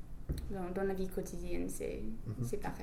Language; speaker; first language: French; non-native, fluent; English